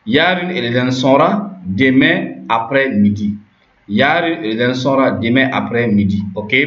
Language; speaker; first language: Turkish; non-native, learner; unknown